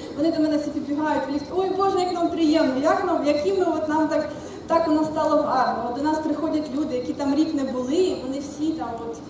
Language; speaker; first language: Ukrainian; non-native, local second language; Russian